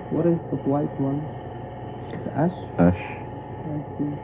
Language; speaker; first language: English; non-native, learner; Japanese